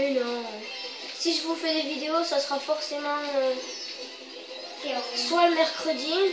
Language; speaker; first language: French; native; French